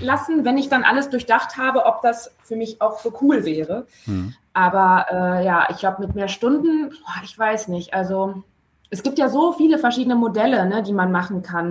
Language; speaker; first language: German; native; German